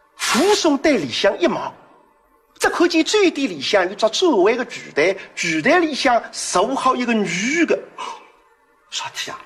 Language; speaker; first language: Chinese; non-native, local second language; Wu Chinese